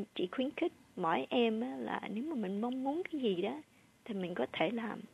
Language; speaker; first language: Vietnamese; early bilingual, heritage; Vietnamese